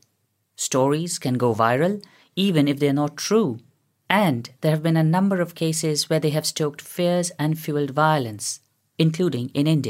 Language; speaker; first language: English; non-native, local second language; Hindi